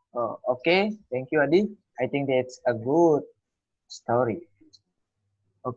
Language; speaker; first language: English; non-native, learner; Indonesian